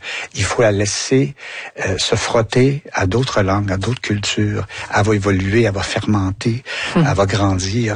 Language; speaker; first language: French; native; French